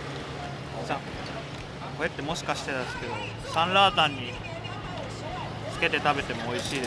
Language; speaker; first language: Japanese; native; Japanese